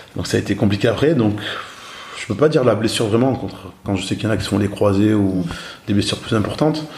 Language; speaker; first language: French; native; French